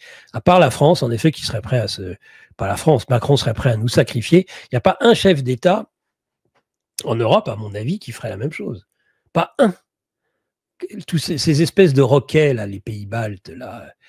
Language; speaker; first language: French; native; French